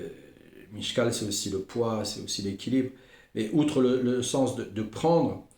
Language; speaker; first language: French; native; French